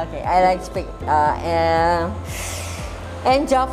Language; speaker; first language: English; non-native, learner; Thai